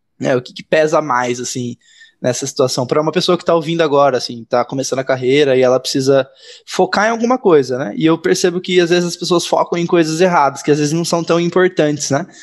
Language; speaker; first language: Portuguese; native; Portuguese